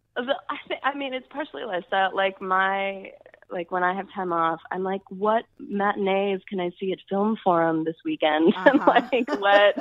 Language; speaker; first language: English; native; English